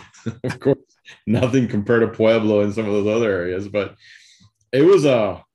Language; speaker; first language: English; early bilingual, other home language; Spanish